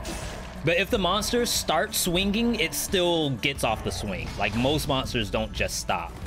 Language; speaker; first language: English; native; English